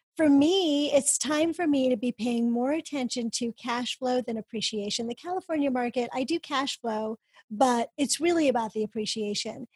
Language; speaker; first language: English; early bilingual, other home language; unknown